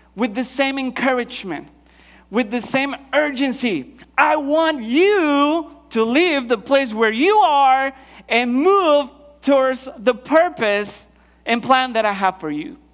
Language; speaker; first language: English; non-native, fluent; Spanish